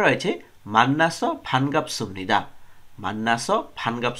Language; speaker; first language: Korean; non-native, learner; Bangla